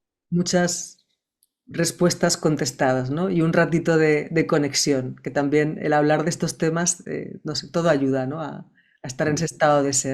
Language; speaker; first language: Spanish; native; Spanish